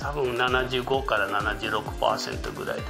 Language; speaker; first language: Japanese; non-native, fluent; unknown